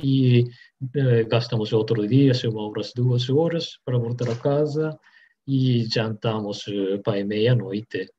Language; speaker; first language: Portuguese; non-native, learner; Japanese